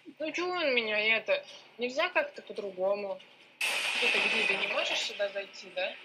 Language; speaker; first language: Russian; native; Russian